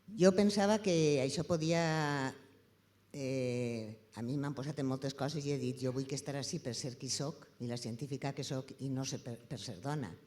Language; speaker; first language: Catalan; native; Catalan